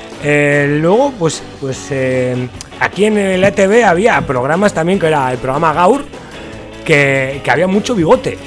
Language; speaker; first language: Spanish; native; Spanish